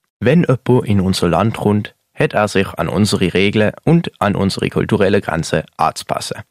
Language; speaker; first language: German; native; German